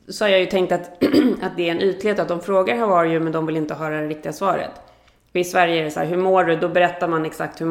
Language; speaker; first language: Swedish; native; Swedish